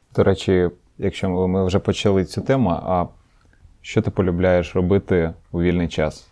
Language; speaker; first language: Ukrainian; non-native, local second language; Russian